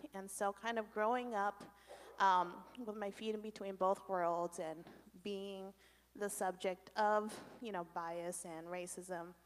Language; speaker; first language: English; native; English